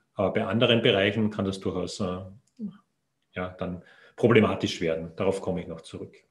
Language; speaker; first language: German; native; German